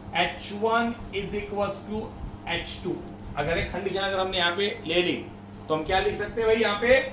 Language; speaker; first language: Hindi; non-native, local second language; Marathi